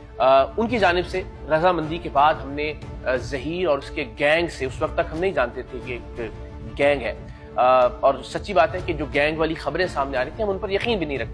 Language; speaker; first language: Urdu; native; Urdu